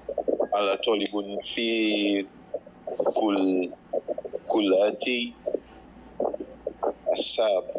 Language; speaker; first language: Arabic; non-native, learner; English